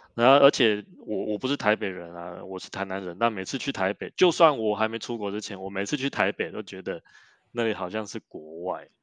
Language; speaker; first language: Chinese; non-native, local second language; Min Nan Chinese